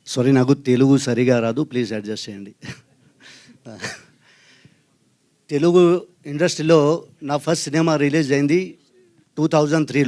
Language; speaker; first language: Telugu; non-native, learner; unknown